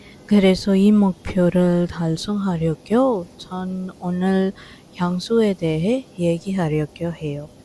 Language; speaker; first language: Korean; non-native, fluent; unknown